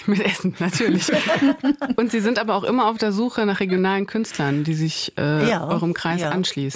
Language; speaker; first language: German; native; German